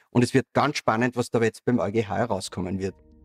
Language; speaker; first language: German; native; German